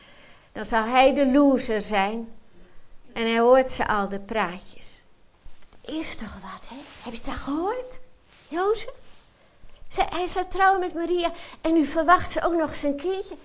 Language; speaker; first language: Dutch; native; Dutch